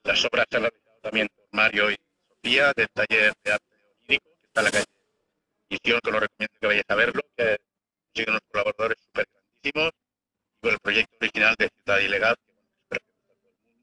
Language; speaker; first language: Spanish; native; Spanish